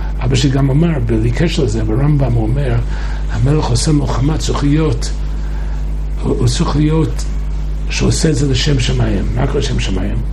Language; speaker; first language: Hebrew; non-native, fluent; English